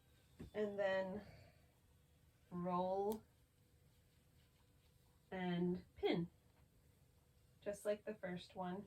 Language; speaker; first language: English; native; English